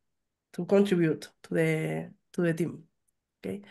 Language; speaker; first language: English; non-native, learner; Spanish